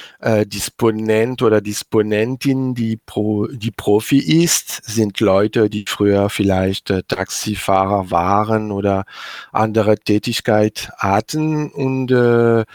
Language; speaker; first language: German; non-native, learner; French